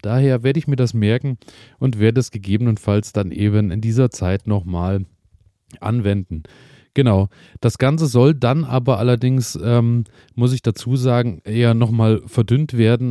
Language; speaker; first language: German; native; German